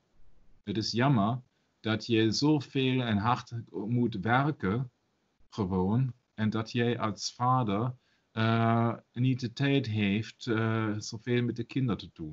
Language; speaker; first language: Dutch; non-native, learner; German